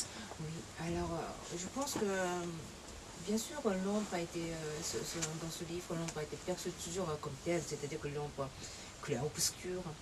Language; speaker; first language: French; non-native, fluent; Japanese